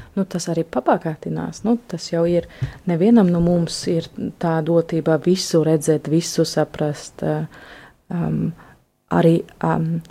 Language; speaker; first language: Latvian; non-native, fluent; German